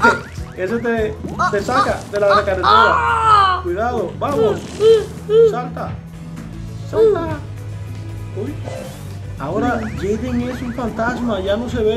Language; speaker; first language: Spanish; native; Spanish